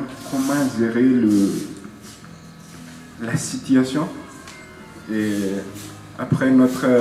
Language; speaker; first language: French; non-native, local second language; Malagasy